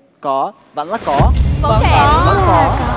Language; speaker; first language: Vietnamese; non-native, learner; Russian